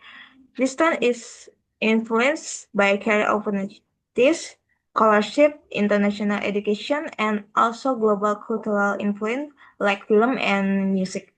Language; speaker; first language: English; non-native, learner; Indonesian